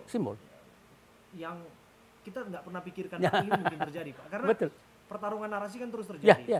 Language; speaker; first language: Indonesian; native; Indonesian